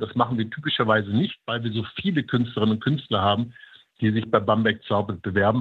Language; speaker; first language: German; native; German